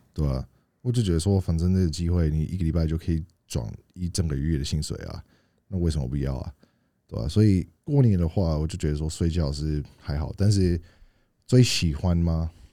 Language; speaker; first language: Chinese; non-native, fluent; English